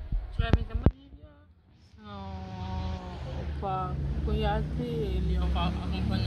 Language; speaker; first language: Italian; native; Italian